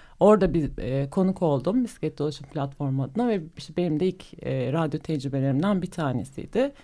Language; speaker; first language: Turkish; native; Turkish